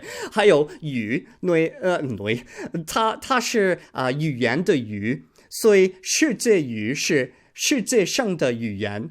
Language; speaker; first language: Chinese; non-native, learner; English